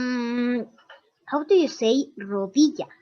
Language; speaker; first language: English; non-native, learner; Spanish